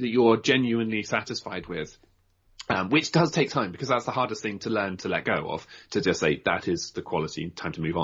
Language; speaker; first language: English; native; English